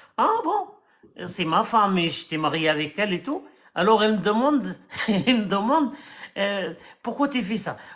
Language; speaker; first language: French; non-native, local second language; Arabic